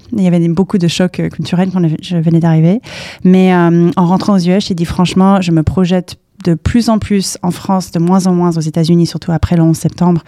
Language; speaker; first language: French; non-native, fluent; English